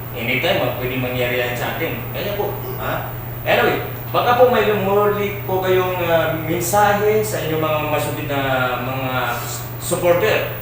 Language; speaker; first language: Filipino; non-native, local second language; Maranao